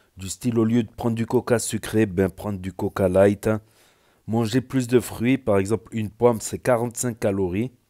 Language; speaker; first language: French; native; French